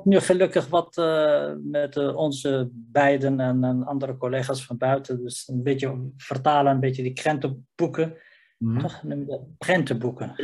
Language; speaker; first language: Dutch; non-native, fluent; Riffian